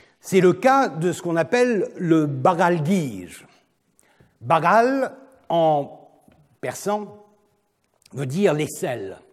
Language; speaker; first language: French; non-native, fluent; Turkish